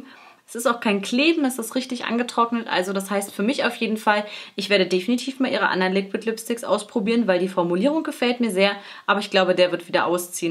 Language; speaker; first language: German; native; German